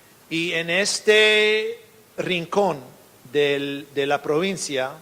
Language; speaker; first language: Spanish; non-native, fluent; English